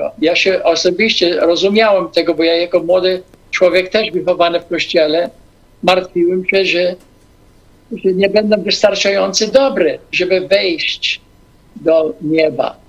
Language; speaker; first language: Polish; non-native, fluent; English